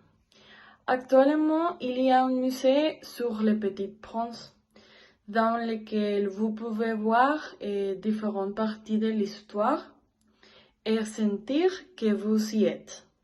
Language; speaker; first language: French; non-native, learner; Spanish